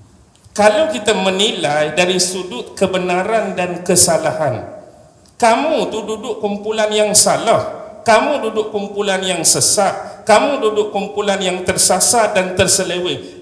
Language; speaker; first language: Malay; native; Malay